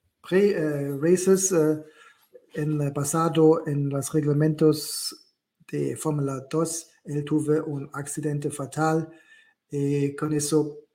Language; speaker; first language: Spanish; non-native, learner; German